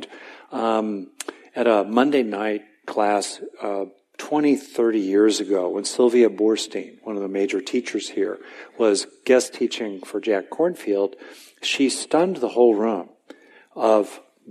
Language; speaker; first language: English; native; English